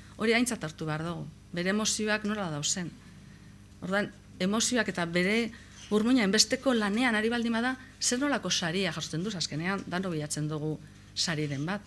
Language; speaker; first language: Basque; native; Basque